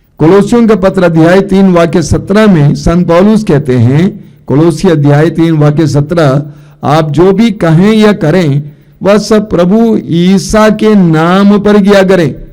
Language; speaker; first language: Hindi; non-native, local second language; Malayalam